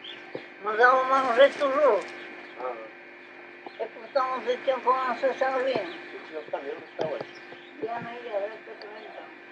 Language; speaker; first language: French; non-native, local second language; Basque